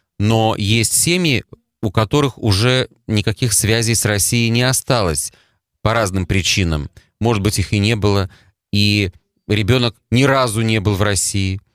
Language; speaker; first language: Russian; native; Russian